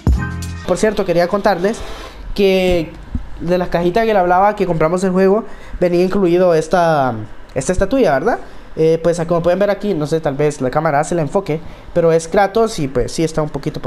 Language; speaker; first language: Spanish; native; Spanish